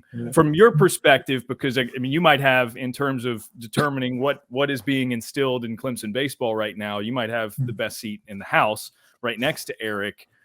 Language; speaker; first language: English; native; English